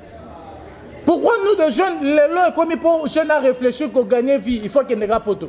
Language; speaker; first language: French; non-native, local second language; Lingala